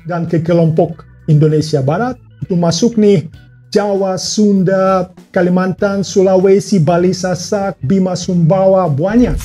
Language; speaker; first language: Indonesian; non-native, fluent; Russian